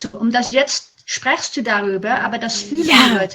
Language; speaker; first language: German; non-native, learner; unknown